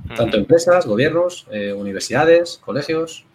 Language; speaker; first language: Spanish; native; Spanish